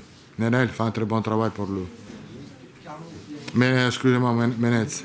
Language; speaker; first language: French; non-native, learner; Italian